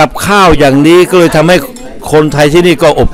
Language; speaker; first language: Thai; native; Thai